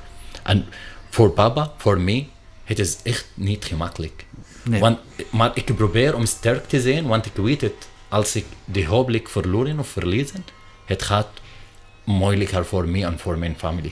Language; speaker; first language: Dutch; non-native, learner; Arabic